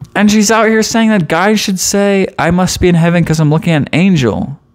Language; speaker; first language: English; native; English